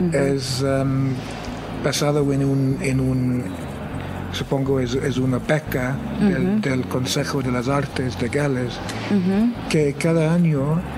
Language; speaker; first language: Spanish; non-native, fluent; English